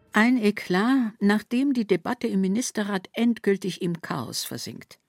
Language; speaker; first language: German; native; German